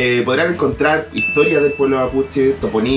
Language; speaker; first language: Spanish; native; Spanish